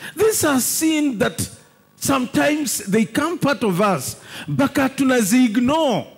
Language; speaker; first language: English; non-native, local second language; Swahili